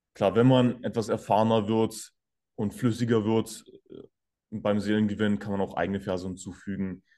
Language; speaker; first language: German; native; German